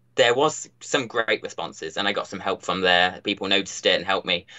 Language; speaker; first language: English; native; English